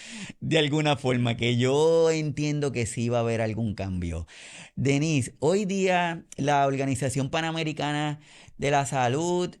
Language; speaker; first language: Spanish; native; Spanish